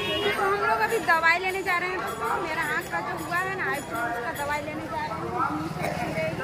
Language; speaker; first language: Hindi; native; Hindi